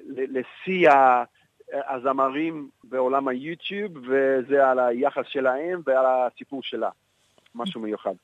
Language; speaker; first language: Hebrew; non-native, fluent; English